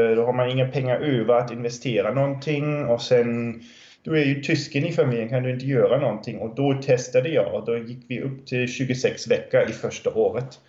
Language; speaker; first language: Swedish; non-native, fluent; German